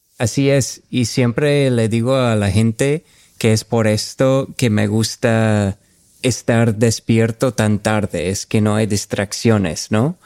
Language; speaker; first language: Spanish; non-native, fluent; English